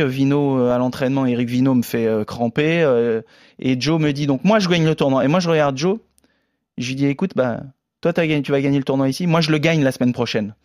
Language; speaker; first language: French; native; French